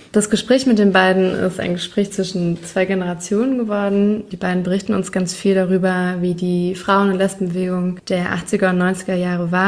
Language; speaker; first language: German; native; German